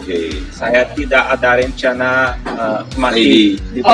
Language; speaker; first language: Indonesian; non-native, fluent; Portuguese